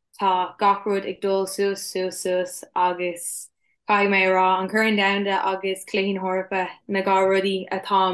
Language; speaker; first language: Irish; non-native, local second language; English